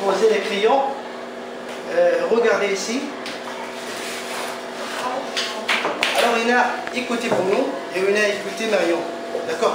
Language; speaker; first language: French; non-native, fluent; Arabic